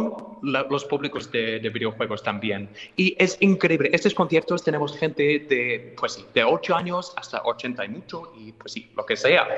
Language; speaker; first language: Spanish; non-native, fluent; English